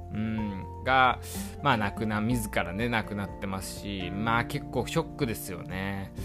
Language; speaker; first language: Japanese; native; Japanese